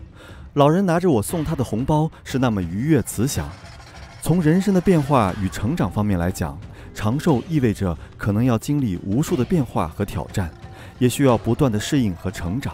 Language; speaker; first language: Chinese; native; Chinese